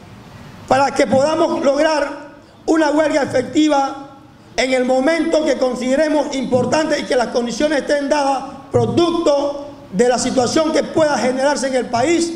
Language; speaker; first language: Spanish; native; Spanish